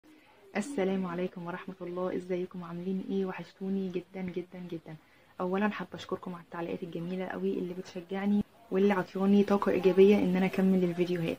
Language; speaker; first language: Arabic; native; Arabic